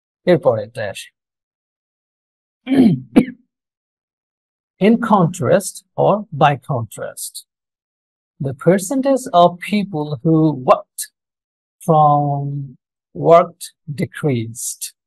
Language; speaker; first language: English; non-native, local second language; Bangla